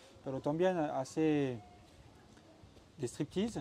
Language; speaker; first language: Spanish; non-native, learner; French